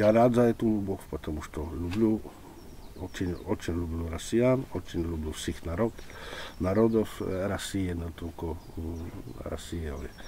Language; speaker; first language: Russian; non-native, fluent; Czech